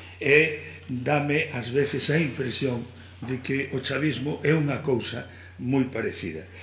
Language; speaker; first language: Galician; native; Galician